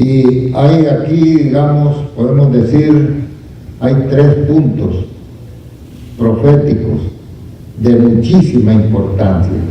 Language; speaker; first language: Spanish; native; Spanish